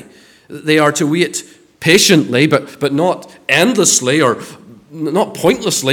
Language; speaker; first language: English; native; English